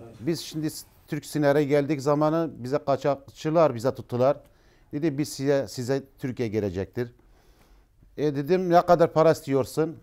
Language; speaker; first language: Turkish; non-native, learner; Arabic